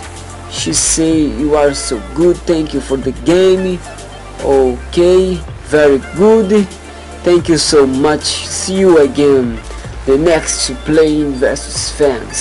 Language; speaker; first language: English; non-native, learner; Portuguese